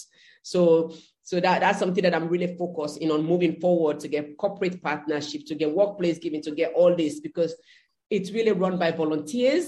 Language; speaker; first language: English; non-native, local second language; Krio